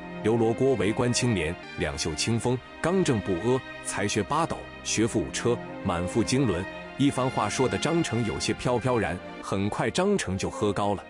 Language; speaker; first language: Chinese; native; Chinese